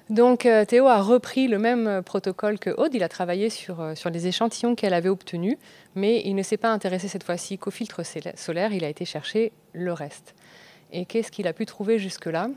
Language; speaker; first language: French; native; French